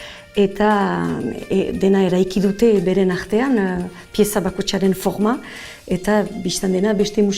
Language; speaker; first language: Basque; native; Basque